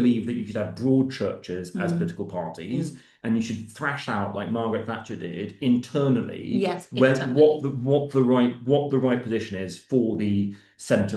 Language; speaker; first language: English; native; English